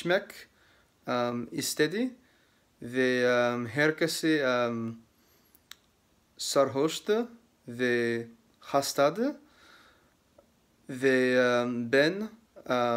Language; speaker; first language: Turkish; non-native, learner; English